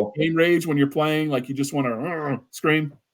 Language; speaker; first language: English; native; English